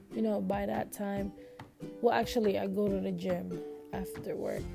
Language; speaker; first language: English; non-native, local second language; Filipino